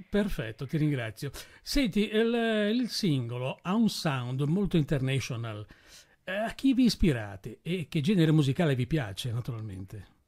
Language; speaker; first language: Italian; native; Italian